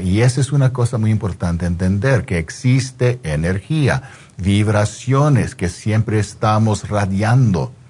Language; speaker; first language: Spanish; non-native, fluent; English